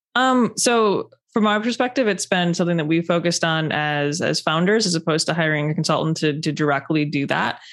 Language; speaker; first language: English; native; English